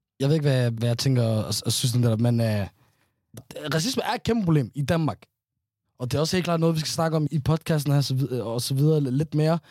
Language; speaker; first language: Danish; early bilingual, other home language; Somali